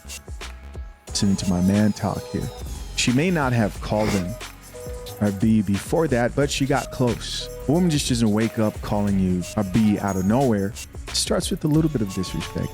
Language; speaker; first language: English; native; English